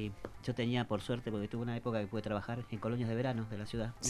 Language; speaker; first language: Spanish; native; Spanish